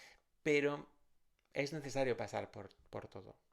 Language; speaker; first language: Spanish; native; Spanish